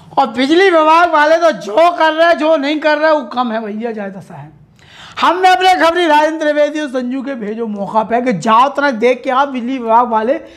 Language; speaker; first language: Hindi; native; Hindi